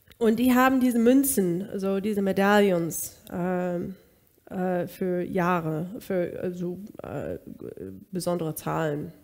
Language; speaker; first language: German; non-native, fluent; English